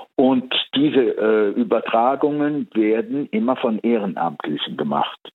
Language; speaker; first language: German; early bilingual, heritage; Italian